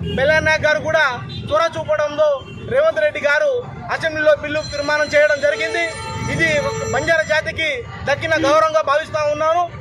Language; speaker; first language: Telugu; non-native, local second language; Lambadi